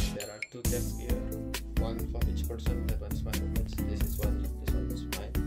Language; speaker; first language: English; non-native, fluent; Indonesian